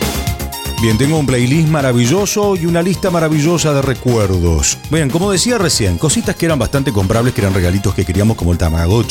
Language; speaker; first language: Spanish; native; Spanish